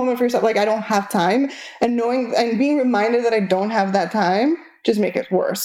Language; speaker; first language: English; non-native, fluent; Spanish